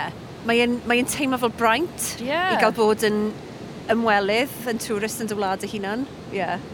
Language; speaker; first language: Welsh; native; Welsh